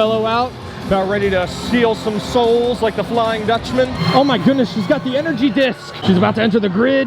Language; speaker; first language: English; native; English